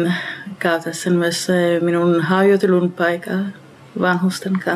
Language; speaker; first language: Finnish; non-native, learner; Hebrew